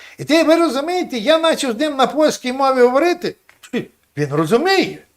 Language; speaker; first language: Ukrainian; native; Ukrainian